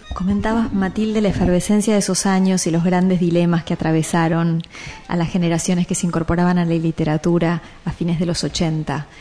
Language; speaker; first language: Spanish; native; Spanish